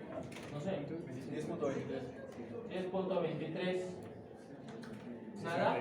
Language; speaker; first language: Spanish; native; Spanish